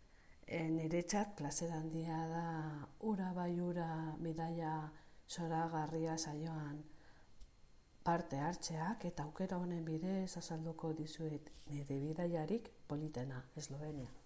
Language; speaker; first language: Basque; non-native, local second language; Spanish